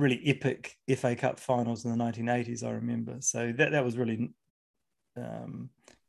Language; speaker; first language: English; native; English